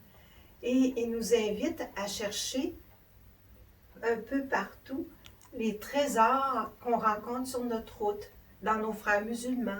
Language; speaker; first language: French; native; French